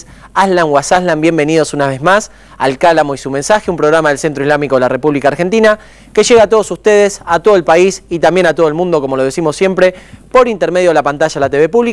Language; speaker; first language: Spanish; native; Spanish